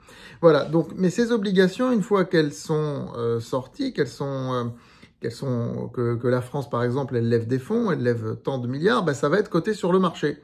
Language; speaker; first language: French; native; French